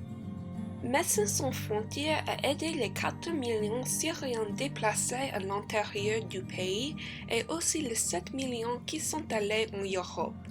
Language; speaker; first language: French; non-native, learner; English